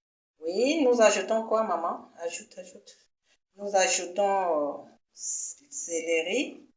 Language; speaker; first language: French; non-native, local second language; Lingala